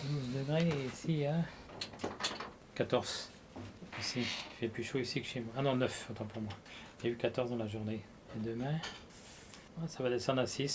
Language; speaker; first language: French; native; French